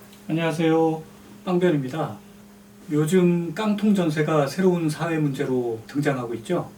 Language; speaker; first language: Korean; native; Korean